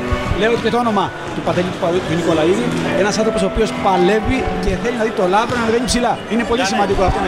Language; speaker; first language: Greek; native; Greek